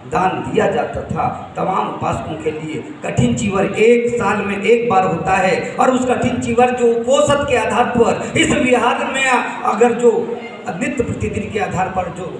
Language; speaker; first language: Hindi; native; Hindi